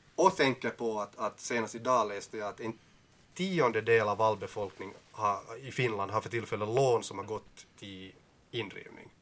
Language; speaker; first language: Swedish; native; Swedish